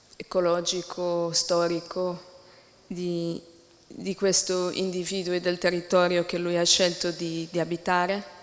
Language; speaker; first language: Italian; non-native, learner; English